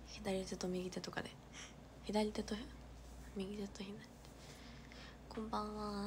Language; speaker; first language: Japanese; native; Japanese